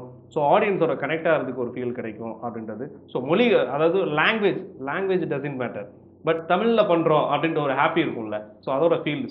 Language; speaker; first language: Tamil; native; Tamil